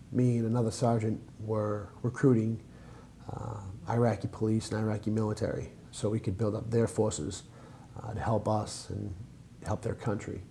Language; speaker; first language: English; native; English